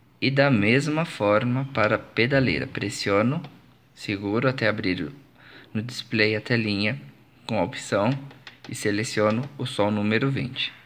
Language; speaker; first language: Portuguese; native; Portuguese